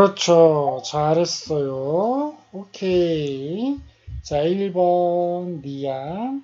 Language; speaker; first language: Korean; native; Korean